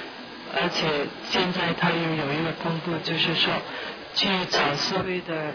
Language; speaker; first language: Chinese; non-native, fluent; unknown